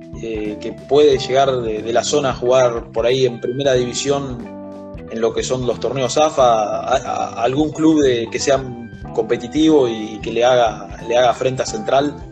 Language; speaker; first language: Spanish; native; Spanish